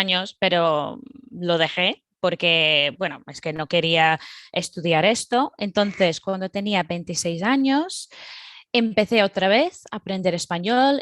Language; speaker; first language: Spanish; non-native, fluent; English